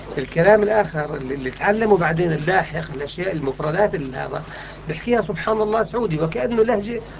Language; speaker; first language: Arabic; native; Arabic